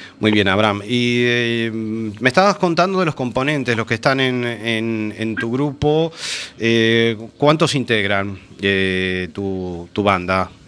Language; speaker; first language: Spanish; native; Spanish